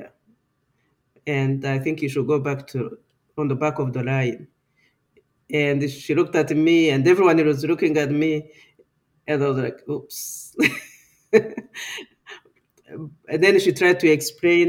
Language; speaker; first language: English; non-native, local second language; Kinyarwanda